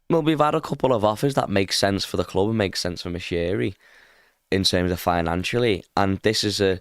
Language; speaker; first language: English; native; English